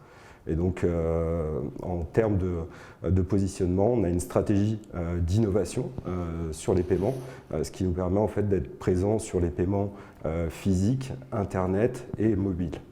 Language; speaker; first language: French; native; French